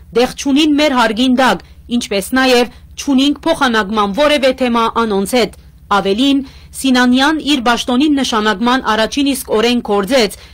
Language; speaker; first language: Armenian; early bilingual, heritage; Armenian